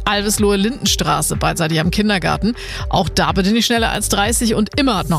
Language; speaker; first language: German; native; German